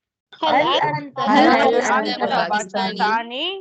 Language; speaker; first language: Arabic; non-native, learner; Tamil